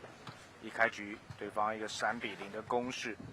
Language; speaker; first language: Chinese; native; Chinese